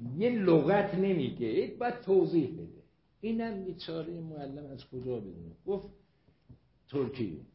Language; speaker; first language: Persian; non-native, local second language; Azerbaijani